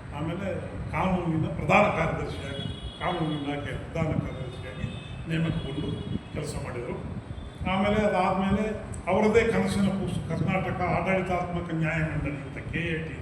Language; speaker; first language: Kannada; native; Kannada